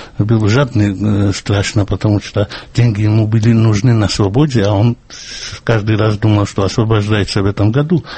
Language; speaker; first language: Russian; non-native, local second language; Georgian